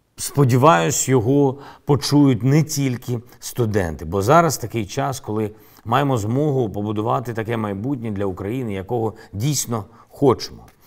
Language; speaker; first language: Ukrainian; non-native, local second language; Russian